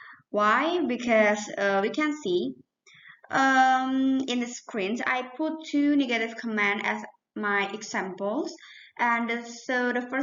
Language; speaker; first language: English; non-native, learner; Indonesian